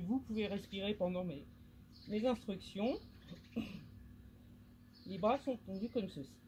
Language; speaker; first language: French; native; French